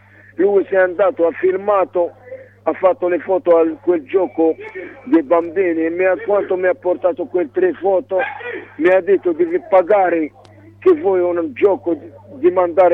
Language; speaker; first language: Italian; non-native, learner; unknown